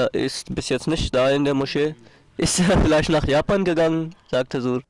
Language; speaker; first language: German; non-native, fluent; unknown